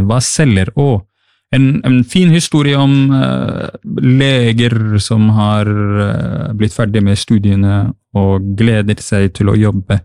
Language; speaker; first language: Norwegian; non-native, fluent; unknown